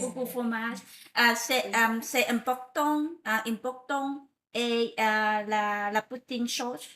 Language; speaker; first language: French; non-native, learner; Vietnamese